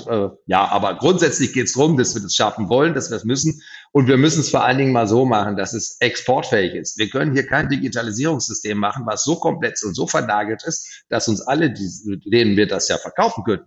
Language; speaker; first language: German; native; German